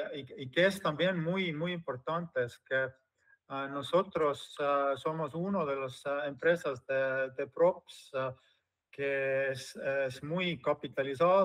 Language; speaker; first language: Spanish; non-native, fluent; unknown